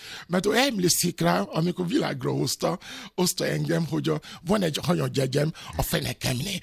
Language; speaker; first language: Hungarian; non-native, fluent; Yoruba